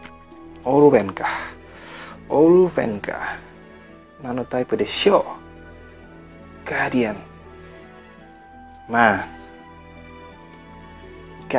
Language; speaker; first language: Japanese; non-native, learner; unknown